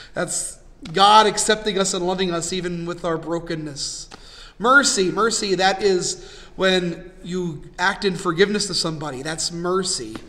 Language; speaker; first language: English; native; English